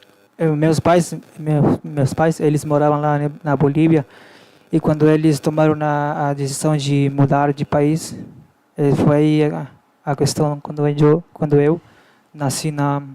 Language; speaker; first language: Portuguese; non-native, learner; Spanish